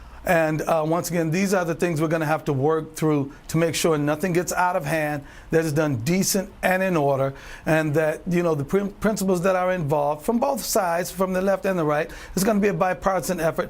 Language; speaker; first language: English; native; English